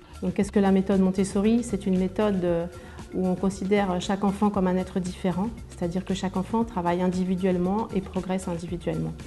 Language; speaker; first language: French; native; French